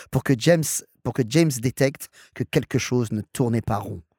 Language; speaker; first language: French; native; French